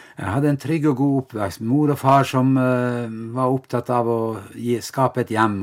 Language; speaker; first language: Norwegian; native; Norwegian